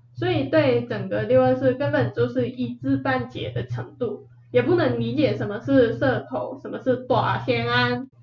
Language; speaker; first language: Chinese; non-native, fluent; Cantonese